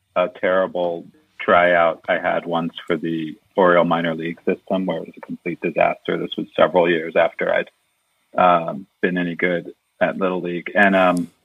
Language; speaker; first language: English; native; English